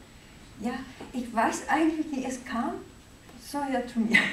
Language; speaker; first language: German; non-native, fluent; Danish